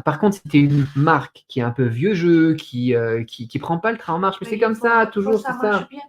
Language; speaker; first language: French; native; French